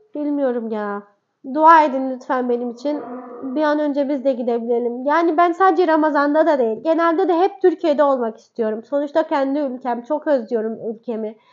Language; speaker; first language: Turkish; native; Turkish